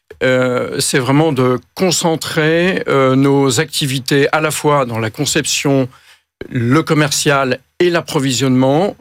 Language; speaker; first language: French; native; French